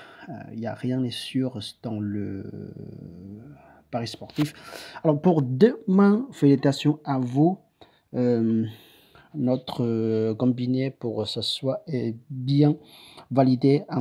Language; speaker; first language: French; non-native, learner; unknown